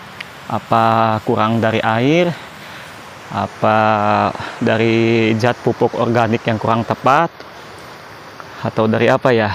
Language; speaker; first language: Indonesian; native; Indonesian